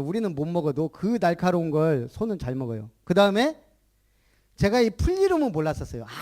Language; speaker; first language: Korean; native; Korean